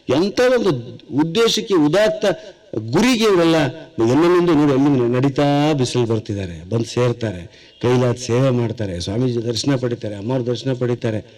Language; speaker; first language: Kannada; native; Kannada